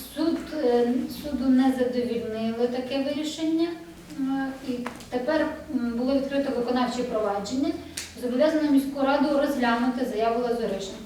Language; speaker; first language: Ukrainian; native; Ukrainian